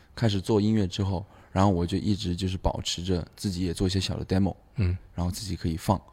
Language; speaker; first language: Chinese; native; Chinese